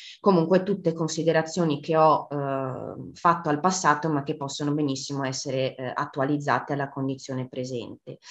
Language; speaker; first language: Italian; native; Italian